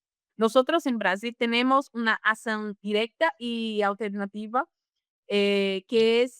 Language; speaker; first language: Spanish; non-native, fluent; Portuguese